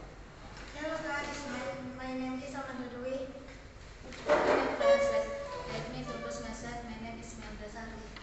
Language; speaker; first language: English; non-native, learner; Indonesian